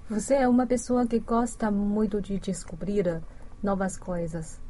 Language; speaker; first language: Portuguese; non-native, fluent; Chinese